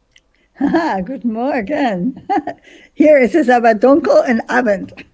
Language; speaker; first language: German; non-native, fluent; English